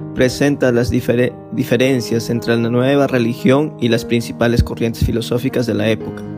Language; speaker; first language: Spanish; non-native, fluent; Vietnamese